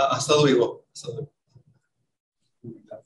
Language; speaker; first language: Spanish; non-native, fluent; Portuguese